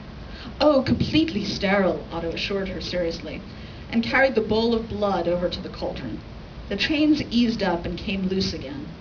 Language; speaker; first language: English; native; English